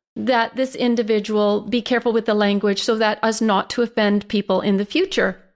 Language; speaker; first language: English; native; English